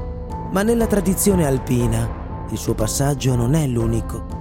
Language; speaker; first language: Italian; native; Italian